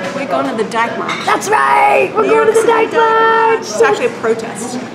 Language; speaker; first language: English; native; English